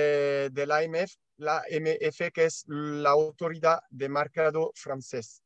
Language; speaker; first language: Spanish; non-native, learner; French